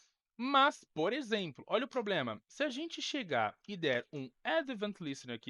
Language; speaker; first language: Portuguese; native; Portuguese